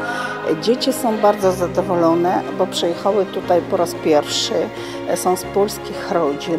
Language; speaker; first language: Polish; early bilingual, heritage; Polish